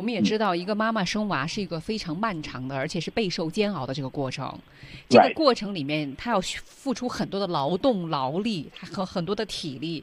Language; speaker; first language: Chinese; native; Chinese